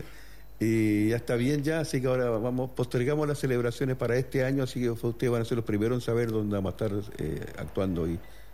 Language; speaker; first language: Spanish; native; Spanish